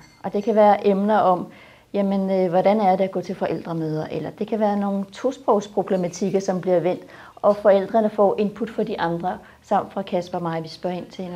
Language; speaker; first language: Danish; native; Danish